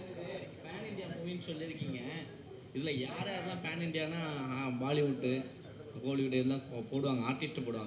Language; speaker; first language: Tamil; native; Tamil